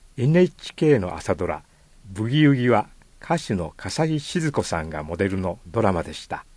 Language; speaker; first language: Japanese; native; Japanese